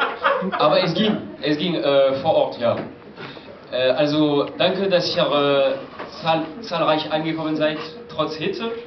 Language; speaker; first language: German; non-native, fluent; French